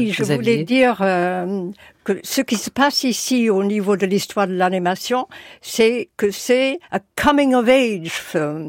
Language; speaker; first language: French; non-native, fluent; English